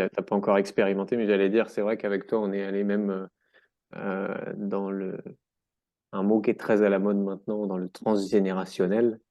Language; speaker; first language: French; native; French